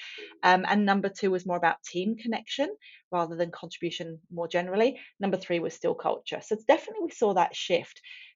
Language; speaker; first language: English; native; English